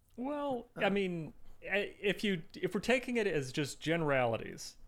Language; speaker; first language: English; native; English